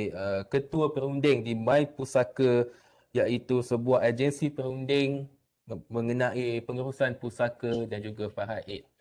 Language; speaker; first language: Malay; native; Malay